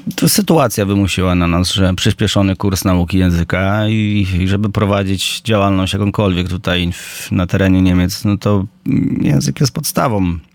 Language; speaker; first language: Polish; native; Polish